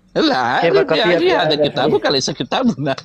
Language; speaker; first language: Arabic; non-native, learner; Indonesian